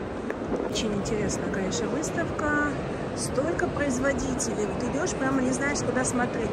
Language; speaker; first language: Russian; native; Russian